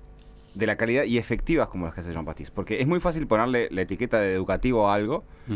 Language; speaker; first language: Spanish; native; Spanish